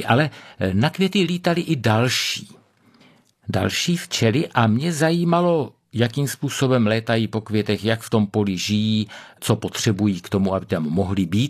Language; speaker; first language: Czech; native; Czech